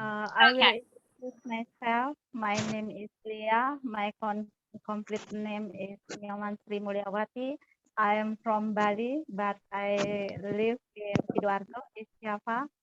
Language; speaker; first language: English; non-native, learner; Indonesian